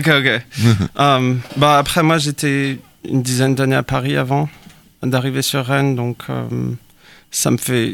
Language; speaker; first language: French; native; French